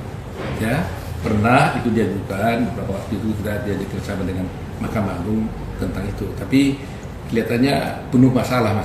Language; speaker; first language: Indonesian; native; Indonesian